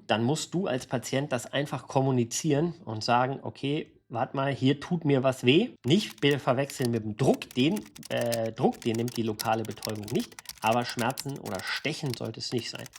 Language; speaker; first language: German; native; German